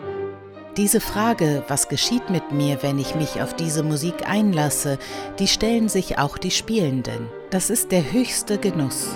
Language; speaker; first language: German; native; German